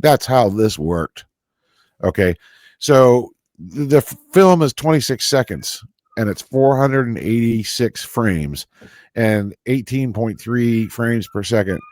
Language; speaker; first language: English; native; English